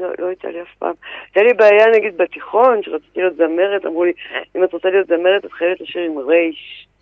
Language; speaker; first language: Hebrew; early bilingual, other home language; French